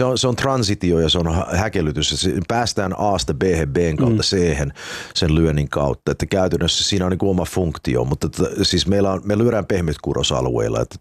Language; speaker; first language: Finnish; early bilingual, heritage; Finnish